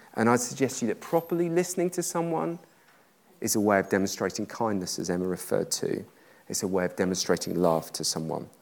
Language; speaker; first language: English; native; English